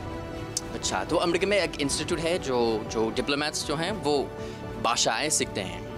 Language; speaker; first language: Hindi; non-native, fluent; English